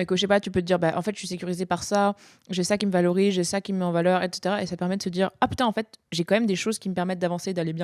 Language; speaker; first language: French; native; French